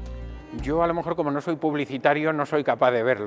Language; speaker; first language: Spanish; native; Spanish